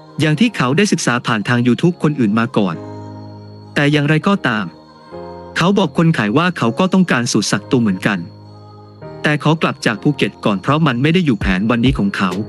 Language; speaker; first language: Thai; native; Thai